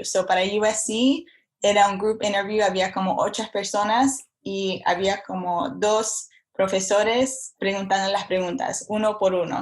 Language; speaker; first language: Spanish; early bilingual, heritage; Spanish